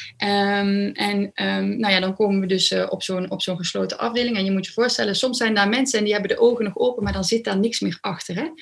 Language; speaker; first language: Dutch; native; Dutch